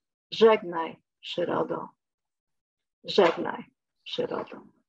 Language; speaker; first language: Polish; early bilingual, heritage; Polish